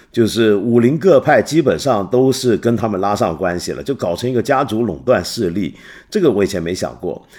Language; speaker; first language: Chinese; native; Chinese